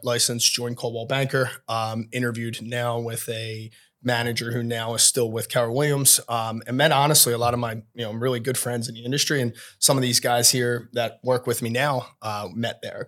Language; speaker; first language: English; native; English